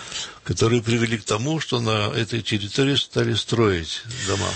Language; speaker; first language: Russian; early bilingual, heritage; Russian